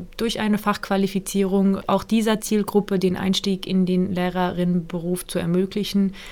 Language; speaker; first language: German; native; German